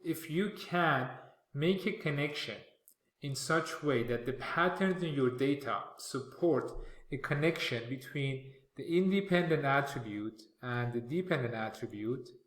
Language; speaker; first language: English; non-native, fluent; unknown